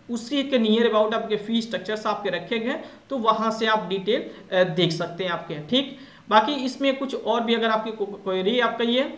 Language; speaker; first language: Hindi; native; Hindi